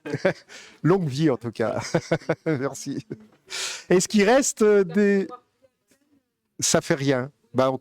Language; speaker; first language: French; native; French